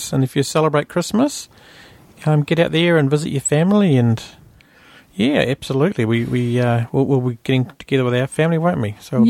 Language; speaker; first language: English; native; English